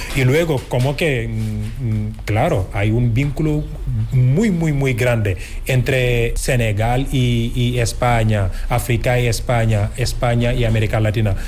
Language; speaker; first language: Spanish; non-native, fluent; Wolof